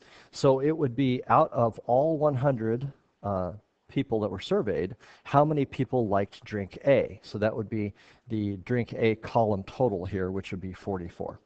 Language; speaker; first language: English; native; English